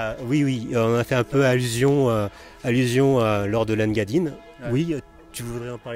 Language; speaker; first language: French; native; French